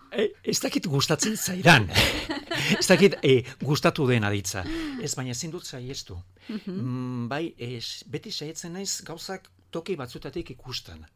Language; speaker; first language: Basque; non-native, local second language; Spanish